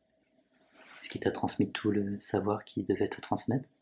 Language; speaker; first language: French; native; French